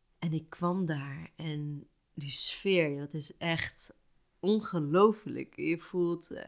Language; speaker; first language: Dutch; native; Dutch